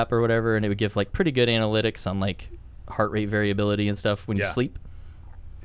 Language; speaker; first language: English; native; English